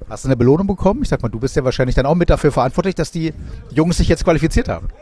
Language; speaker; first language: German; native; German